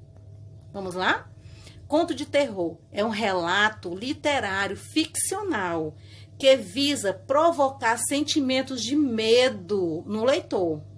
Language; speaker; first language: Portuguese; native; Portuguese